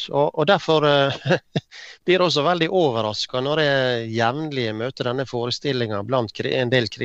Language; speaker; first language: Norwegian; native; Norwegian